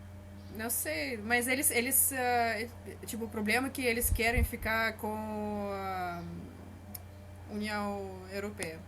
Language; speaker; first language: Portuguese; non-native, learner; Russian